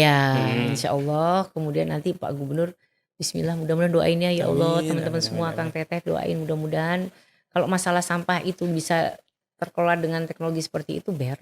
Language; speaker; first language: Indonesian; native; Indonesian